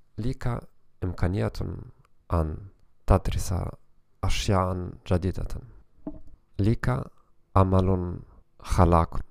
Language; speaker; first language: Arabic; non-native, learner; German